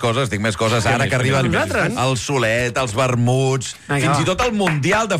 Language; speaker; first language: Catalan; native; Catalan